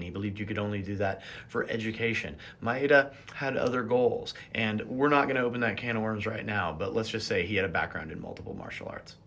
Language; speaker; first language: English; native; English